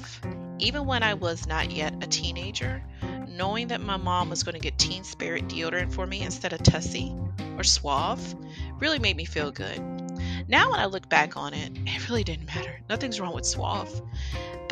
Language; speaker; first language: English; native; English